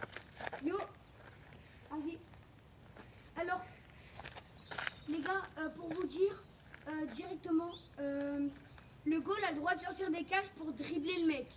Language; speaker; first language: French; native; French